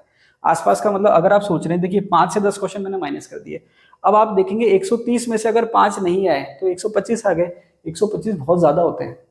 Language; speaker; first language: Hindi; native; Hindi